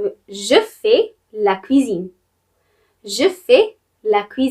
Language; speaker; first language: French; non-native, fluent; English